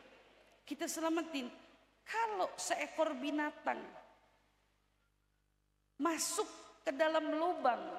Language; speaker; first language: Indonesian; native; Indonesian